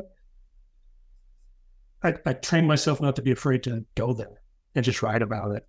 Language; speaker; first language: English; native; English